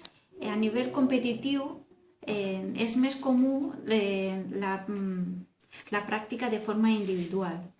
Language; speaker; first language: Catalan; non-native, learner; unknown